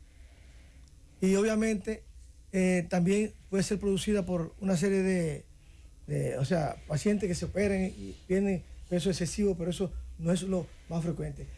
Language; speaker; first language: Spanish; native; Spanish